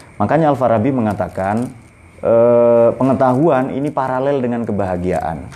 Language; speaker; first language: Indonesian; non-native, local second language; Madurese